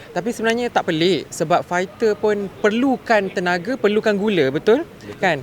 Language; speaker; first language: Malay; native; Malay